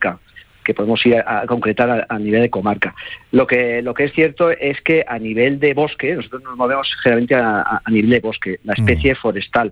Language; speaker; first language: Spanish; native; Spanish